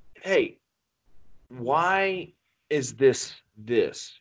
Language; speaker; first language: English; native; English